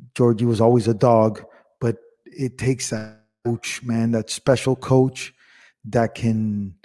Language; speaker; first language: English; early bilingual, other home language; Spanish